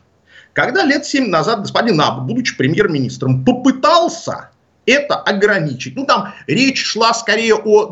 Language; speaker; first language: Russian; native; Russian